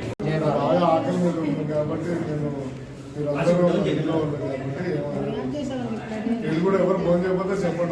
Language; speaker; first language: Telugu; native; Telugu